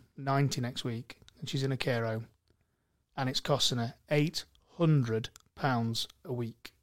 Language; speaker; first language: English; native; English